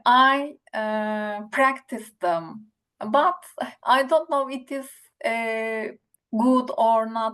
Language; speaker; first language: English; non-native, learner; Turkish